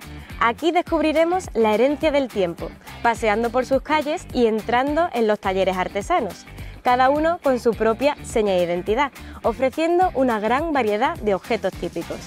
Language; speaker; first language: Spanish; native; Spanish